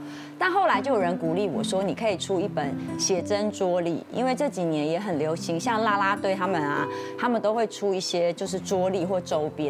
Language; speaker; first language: Chinese; native; Chinese